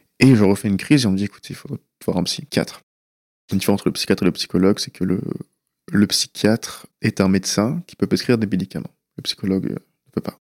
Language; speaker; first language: French; early bilingual, other home language; Persian